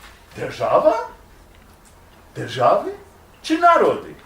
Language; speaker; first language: Ukrainian; non-native, learner; English